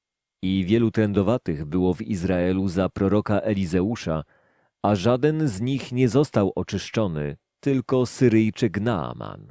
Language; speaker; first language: Polish; native; Polish